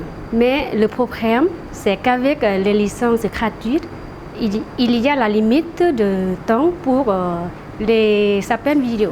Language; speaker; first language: French; non-native, fluent; Lao